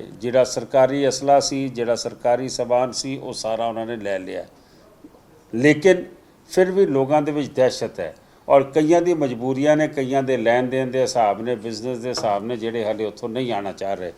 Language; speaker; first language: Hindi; non-native, local second language; Punjabi